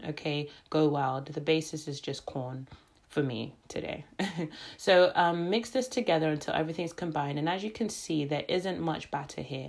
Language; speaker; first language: English; native; English